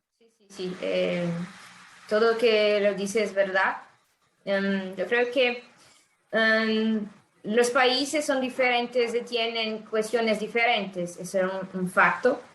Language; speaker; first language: Spanish; non-native, fluent; Portuguese